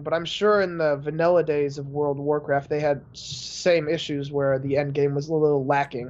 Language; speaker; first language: English; native; English